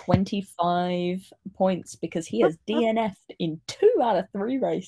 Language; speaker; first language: English; native; English